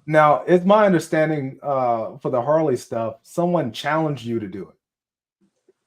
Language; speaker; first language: English; native; English